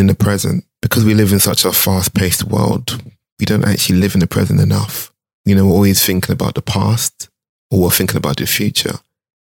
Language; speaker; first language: English; non-native, local second language; Akan